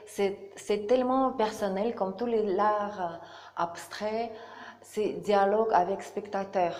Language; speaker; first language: French; non-native, learner; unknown